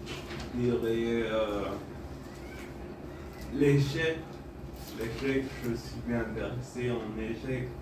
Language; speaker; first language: French; non-native, fluent; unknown